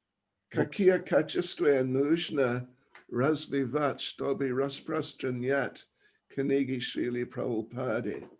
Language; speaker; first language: Russian; non-native, learner; English